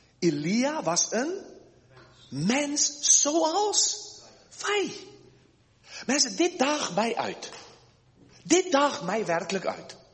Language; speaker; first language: Dutch; early bilingual, heritage; Dutch